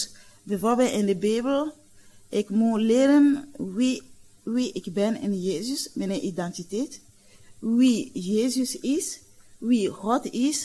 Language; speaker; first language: Dutch; non-native, learner; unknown